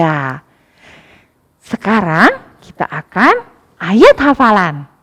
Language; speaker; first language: Indonesian; native; Indonesian